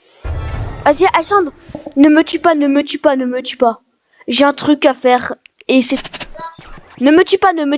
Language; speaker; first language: French; native; French